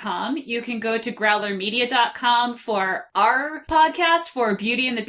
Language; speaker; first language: English; native; English